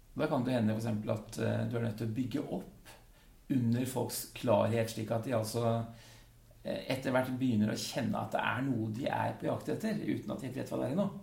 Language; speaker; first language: Norwegian; early bilingual, other home language; Dutch